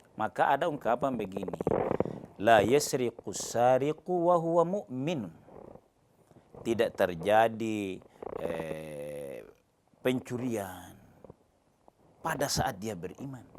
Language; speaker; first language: Indonesian; native; Indonesian